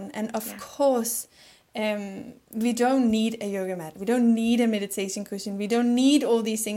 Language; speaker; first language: English; non-native, fluent; Danish